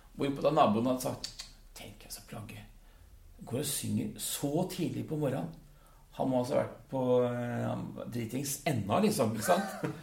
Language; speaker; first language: Norwegian; early bilingual, other home language; Dutch